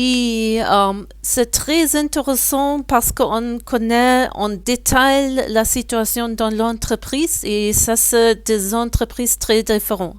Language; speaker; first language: French; non-native, learner; German